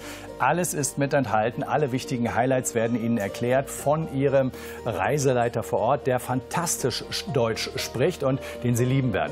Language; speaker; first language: German; native; German